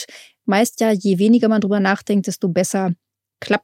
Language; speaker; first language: German; native; German